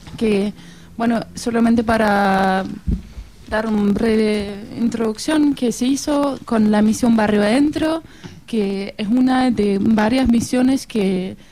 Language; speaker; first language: Spanish; non-native, fluent; German